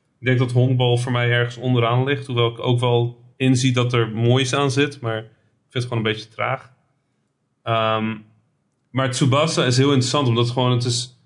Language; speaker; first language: Dutch; early bilingual, other home language; Arabic